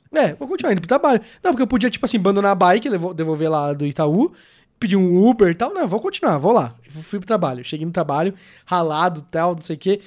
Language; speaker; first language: Portuguese; native; Portuguese